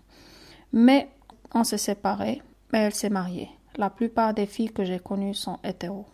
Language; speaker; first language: French; non-native, local second language; Arabic